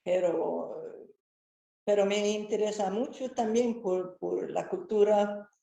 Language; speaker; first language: Spanish; non-native, fluent; Swedish